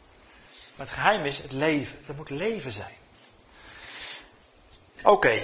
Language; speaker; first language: Dutch; native; Dutch